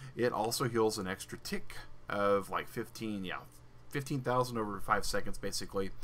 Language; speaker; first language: English; native; English